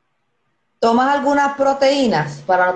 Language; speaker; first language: Spanish; native; Spanish